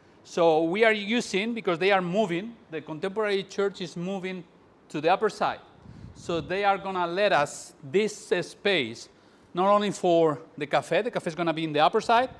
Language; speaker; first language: English; non-native, fluent; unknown